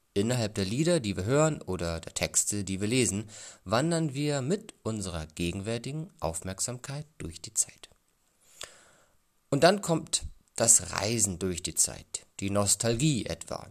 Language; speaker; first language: German; native; German